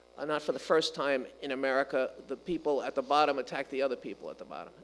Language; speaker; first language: English; native; English